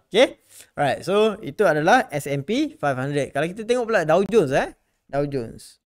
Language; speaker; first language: Malay; native; Malay